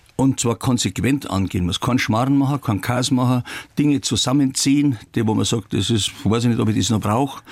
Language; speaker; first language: German; native; German